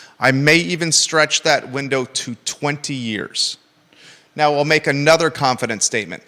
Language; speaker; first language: English; native; English